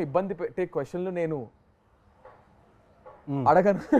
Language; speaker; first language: Telugu; native; Telugu